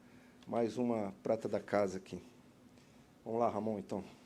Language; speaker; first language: Portuguese; native; Portuguese